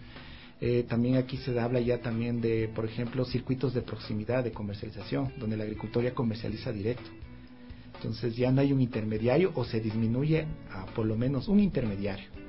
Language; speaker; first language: Spanish; native; Spanish